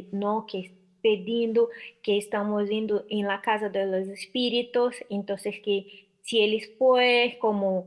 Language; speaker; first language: Spanish; non-native, learner; Portuguese